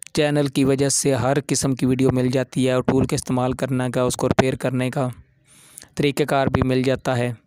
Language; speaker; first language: Urdu; non-native, local second language; Punjabi